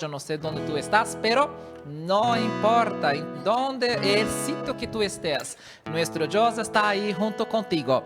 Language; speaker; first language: Spanish; non-native, learner; Portuguese